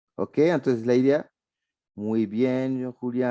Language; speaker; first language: Spanish; non-native, fluent; French